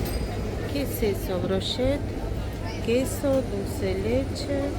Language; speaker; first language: Spanish; non-native, fluent; Russian